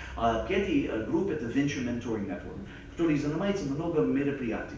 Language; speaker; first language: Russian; non-native, fluent; English